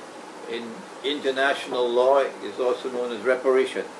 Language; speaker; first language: English; native; English